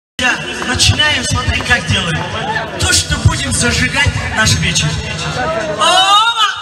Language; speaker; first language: Russian; non-native, fluent; Lezghian